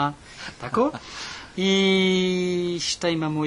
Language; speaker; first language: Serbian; non-native, learner; French